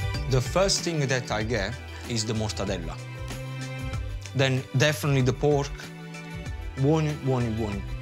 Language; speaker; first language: English; non-native, fluent; Italian